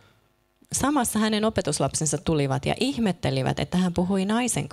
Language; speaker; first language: Finnish; native; Finnish